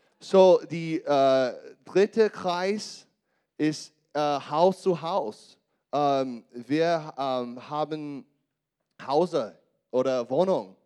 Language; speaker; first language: German; non-native, learner; English